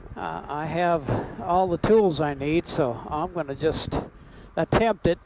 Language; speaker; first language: English; native; English